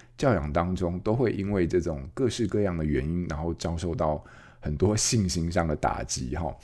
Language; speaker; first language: Chinese; native; Chinese